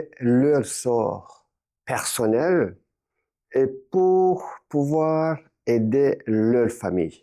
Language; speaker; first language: French; non-native, local second language; Kinyarwanda